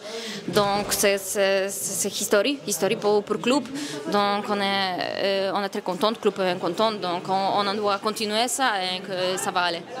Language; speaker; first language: French; non-native, learner; Polish